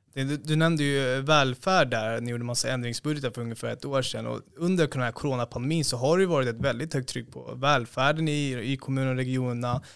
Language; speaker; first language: Swedish; native; Swedish